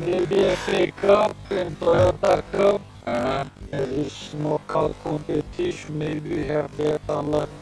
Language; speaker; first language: English; non-native, learner; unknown